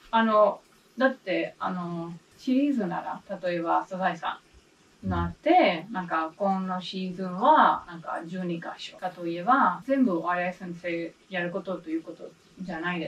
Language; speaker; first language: Japanese; non-native, learner; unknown